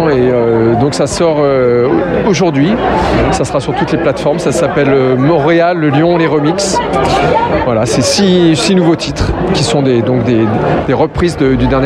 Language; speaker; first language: French; native; French